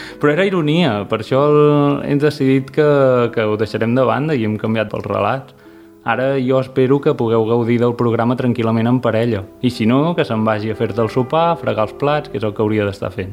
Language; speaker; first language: Catalan; native; Catalan